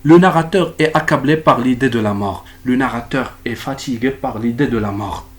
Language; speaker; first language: French; non-native, local second language; Arabic